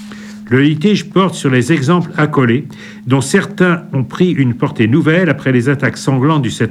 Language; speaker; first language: French; native; French